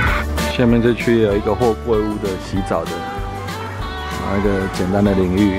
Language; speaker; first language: Chinese; native; Chinese